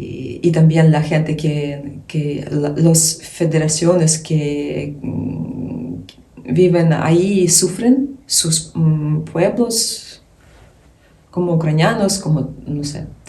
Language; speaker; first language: Spanish; non-native, fluent; Ukrainian